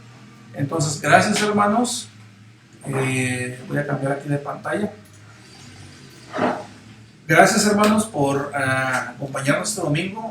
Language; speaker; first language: Spanish; native; Spanish